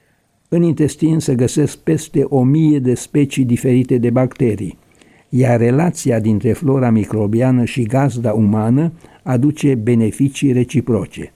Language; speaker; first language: Romanian; native; Romanian